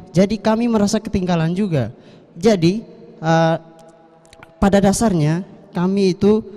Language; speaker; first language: Indonesian; non-native, local second language; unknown